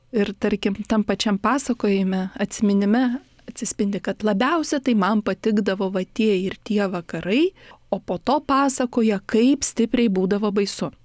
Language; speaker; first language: Lithuanian; native; Lithuanian